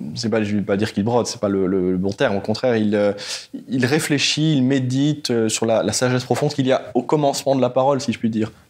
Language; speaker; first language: French; native; French